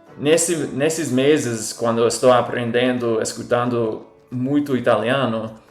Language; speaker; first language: Portuguese; non-native, fluent; English